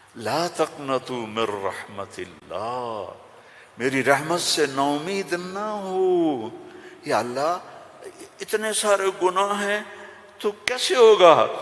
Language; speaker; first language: Urdu; non-native, local second language; Punjabi